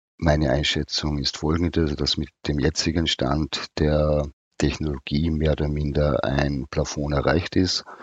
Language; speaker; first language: German; native; German